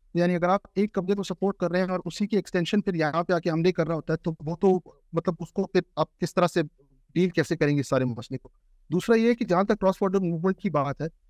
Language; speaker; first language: Urdu; non-native, local second language; Pashto